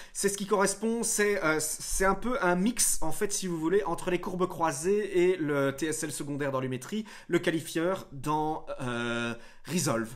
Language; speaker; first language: French; native; French